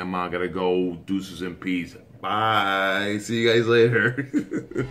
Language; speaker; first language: English; native; English